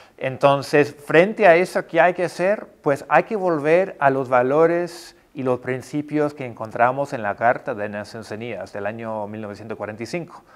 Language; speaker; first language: Spanish; non-native, fluent; English